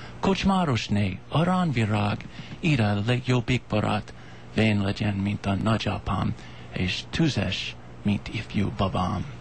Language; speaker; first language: Hungarian; non-native, learner; English